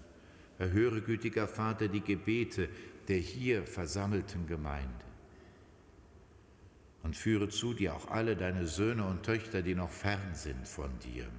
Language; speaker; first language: German; native; German